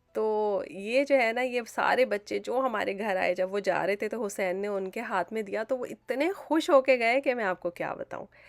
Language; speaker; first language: Urdu; native; Urdu